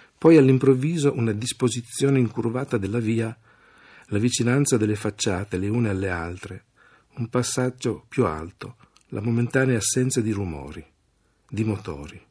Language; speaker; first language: Italian; native; Italian